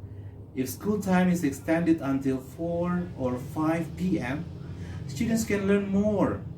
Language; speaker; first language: English; non-native, fluent; Indonesian